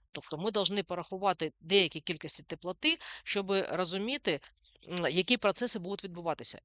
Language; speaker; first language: Ukrainian; non-native, local second language; Russian